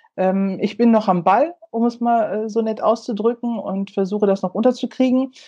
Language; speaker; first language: German; early bilingual, other home language; Turkish